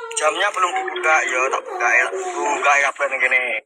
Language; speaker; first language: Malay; non-native, local second language; Javanese